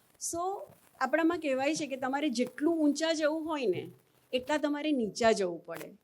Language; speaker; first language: Gujarati; native; Gujarati